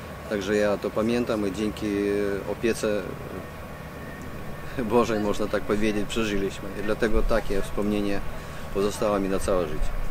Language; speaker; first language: Polish; non-native, fluent; Ukrainian